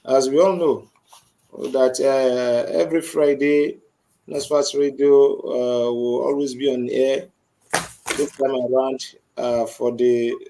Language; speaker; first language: English; non-native, local second language; Yoruba